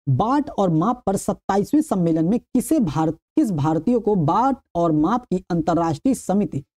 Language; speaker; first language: Hindi; native; Hindi